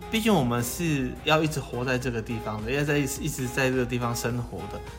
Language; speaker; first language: Chinese; native; Chinese